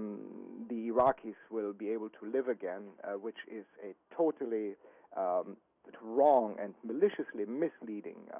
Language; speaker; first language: English; non-native, fluent; German